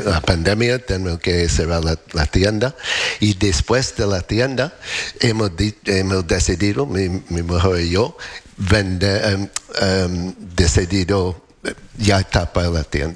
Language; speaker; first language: Spanish; non-native, learner; English